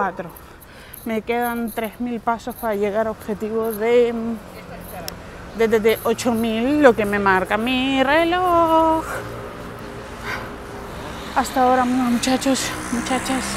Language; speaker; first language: Spanish; non-native, fluent; Georgian